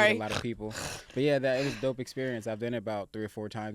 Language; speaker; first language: English; native; English